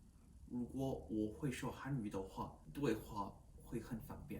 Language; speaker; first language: Chinese; non-native, learner; Korean